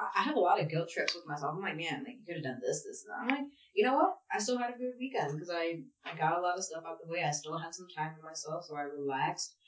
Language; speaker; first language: English; native; English